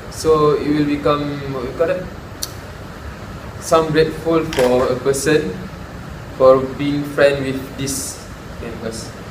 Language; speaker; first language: English; non-native, local second language; Malay